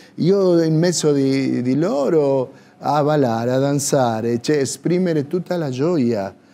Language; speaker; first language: Italian; non-native, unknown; Spanish